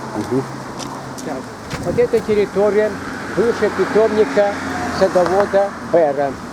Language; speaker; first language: Russian; native; Russian